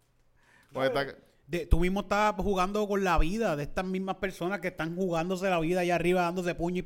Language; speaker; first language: Spanish; native; Spanish